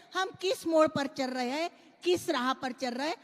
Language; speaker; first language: Hindi; non-native, local second language; Marathi